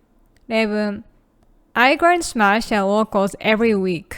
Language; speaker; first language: English; non-native, fluent; Japanese